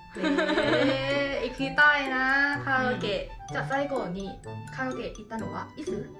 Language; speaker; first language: Japanese; non-native, learner; Thai